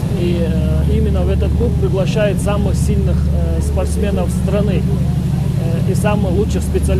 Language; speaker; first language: Russian; non-native, local second language; Ingush